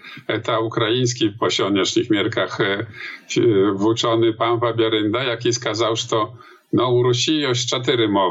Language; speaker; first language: Polish; non-native, learner; Belarusian